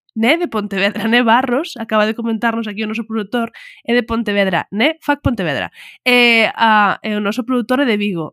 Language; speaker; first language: Galician; non-native, local second language; Spanish